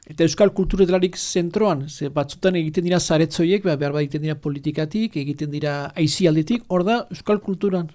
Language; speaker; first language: Basque; native; Basque